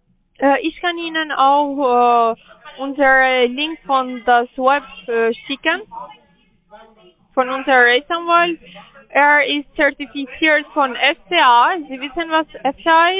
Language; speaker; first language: German; non-native, learner; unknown